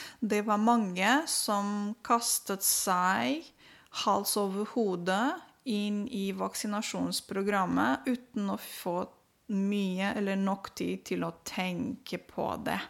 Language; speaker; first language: Norwegian; non-native, fluent; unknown